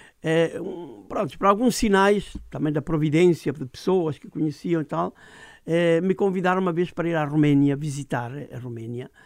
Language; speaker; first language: Portuguese; native; Portuguese